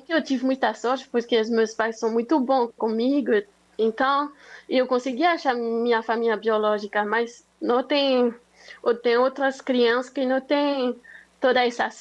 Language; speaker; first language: Portuguese; non-native, fluent; French